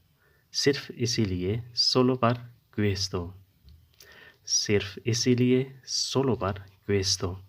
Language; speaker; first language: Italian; non-native, learner; Urdu